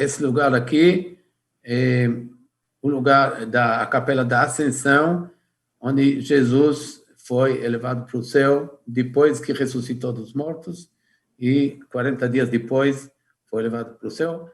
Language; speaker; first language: Portuguese; non-native, fluent; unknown